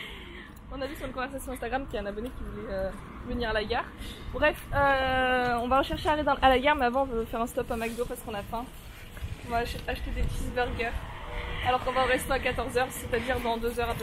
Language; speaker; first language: French; native; French